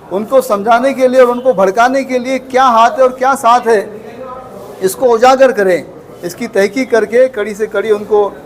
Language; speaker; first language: Urdu; native; Urdu